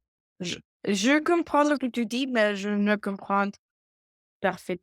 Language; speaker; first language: French; non-native, learner; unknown